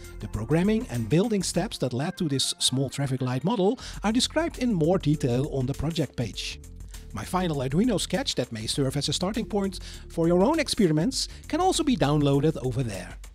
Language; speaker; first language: English; non-native, fluent; Dutch